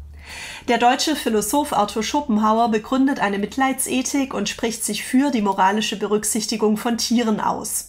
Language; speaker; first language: German; native; German